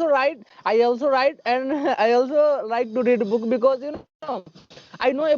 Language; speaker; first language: English; non-native, learner; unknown